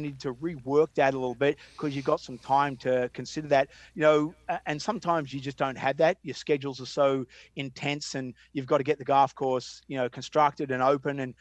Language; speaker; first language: English; native; English